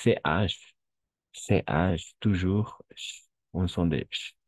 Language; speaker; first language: French; non-native, fluent; Spanish